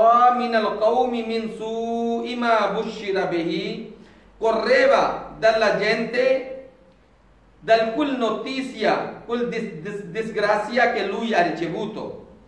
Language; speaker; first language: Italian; non-native, fluent; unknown